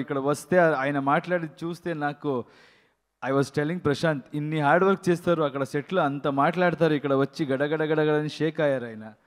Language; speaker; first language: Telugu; non-native, learner; Kannada